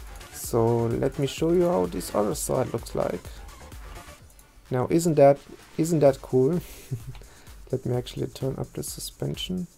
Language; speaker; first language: English; non-native, fluent; German